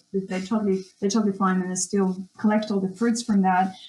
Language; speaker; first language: English; non-native, fluent; Russian